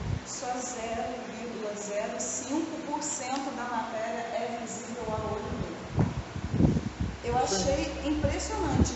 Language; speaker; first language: Portuguese; native; Portuguese